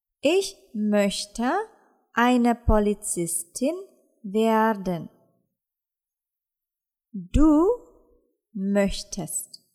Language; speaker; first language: German; non-native, fluent; Indonesian